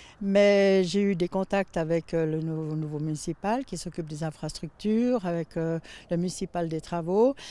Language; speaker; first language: French; native; French